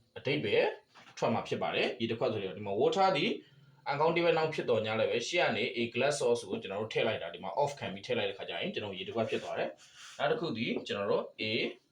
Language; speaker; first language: Burmese; native; Burmese